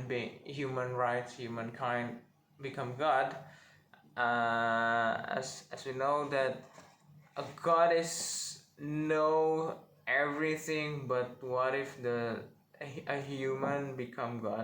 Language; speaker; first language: English; non-native, learner; Indonesian